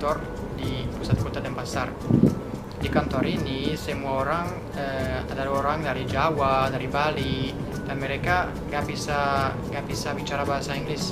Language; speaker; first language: Indonesian; non-native, fluent; French